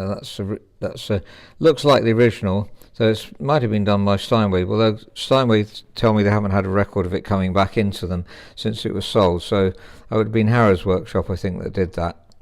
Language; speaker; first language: English; native; English